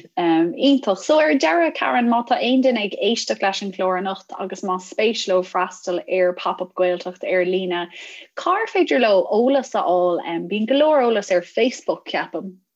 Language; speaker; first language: Irish; non-native, local second language; English